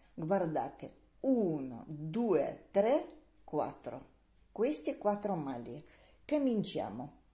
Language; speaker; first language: Italian; non-native, learner; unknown